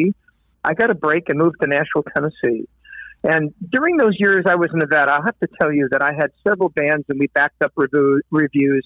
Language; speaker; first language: English; native; English